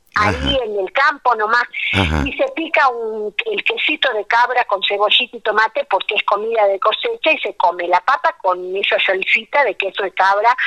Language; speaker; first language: Spanish; native; Spanish